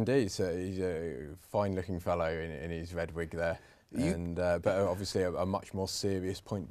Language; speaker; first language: English; native; English